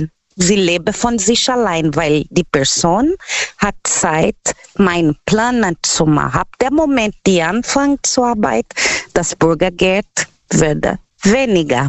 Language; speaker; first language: German; non-native, learner; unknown